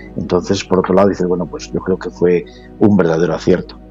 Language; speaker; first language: Spanish; native; Spanish